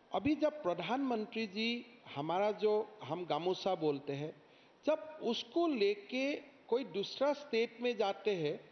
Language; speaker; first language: Hindi; non-native, local second language; Assamese